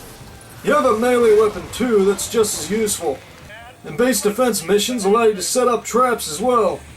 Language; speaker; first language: English; native; English